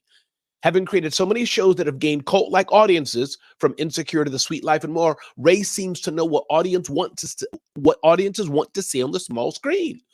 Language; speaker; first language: English; native; English